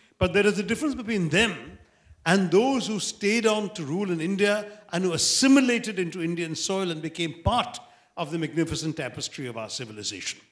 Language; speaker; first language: English; non-native, local second language; Malayalam